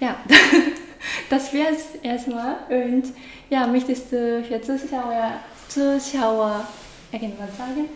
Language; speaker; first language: German; non-native, learner; Japanese